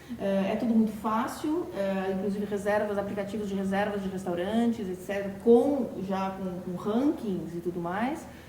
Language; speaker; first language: Portuguese; native; Portuguese